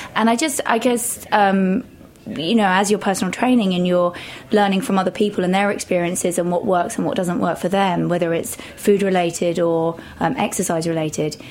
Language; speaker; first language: English; native; English